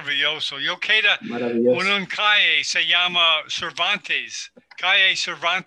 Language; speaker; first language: Spanish; non-native, learner; English